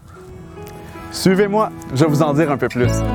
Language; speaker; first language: French; native; French